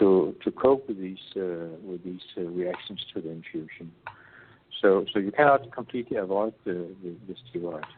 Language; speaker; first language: English; non-native, fluent; Danish